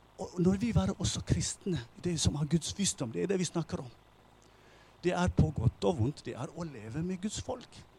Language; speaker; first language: Norwegian; non-native, fluent; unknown